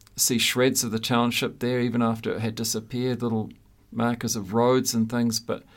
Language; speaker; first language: English; native; English